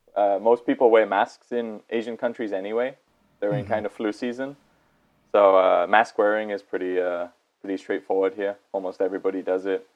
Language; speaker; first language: English; native; English